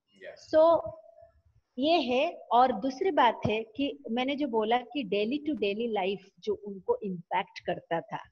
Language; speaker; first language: Hindi; non-native, local second language; Odia